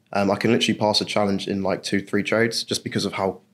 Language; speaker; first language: English; native; English